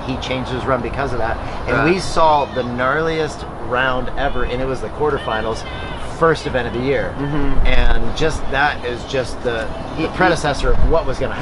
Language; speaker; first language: English; native; English